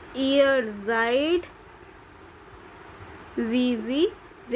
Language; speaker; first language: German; non-native, fluent; Hindi